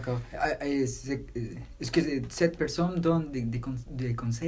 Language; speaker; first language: French; non-native, learner; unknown